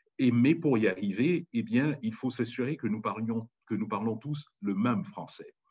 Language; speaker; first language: French; native; French